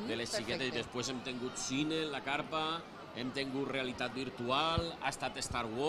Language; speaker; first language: Catalan; native; Catalan